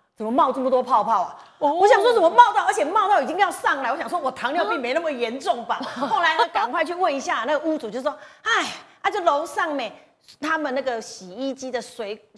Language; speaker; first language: Chinese; native; Chinese